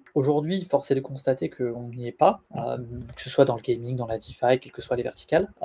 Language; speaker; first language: French; native; French